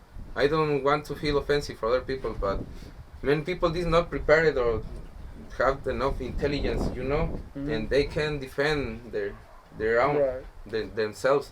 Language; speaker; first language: English; non-native, learner; Spanish